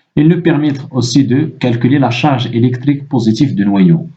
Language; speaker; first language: French; non-native, local second language; Arabic